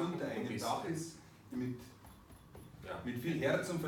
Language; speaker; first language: German; native; German